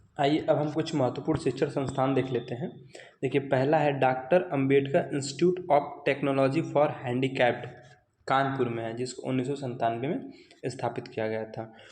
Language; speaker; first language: Hindi; native; Hindi